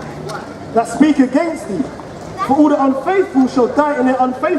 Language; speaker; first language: English; native; English